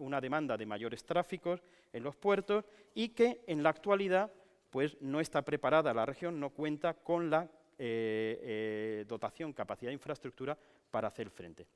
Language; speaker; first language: Spanish; native; Spanish